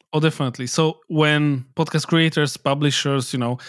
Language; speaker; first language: English; non-native, fluent; Slovak